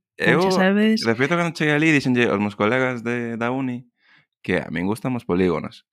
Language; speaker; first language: Galician; non-native, local second language; Spanish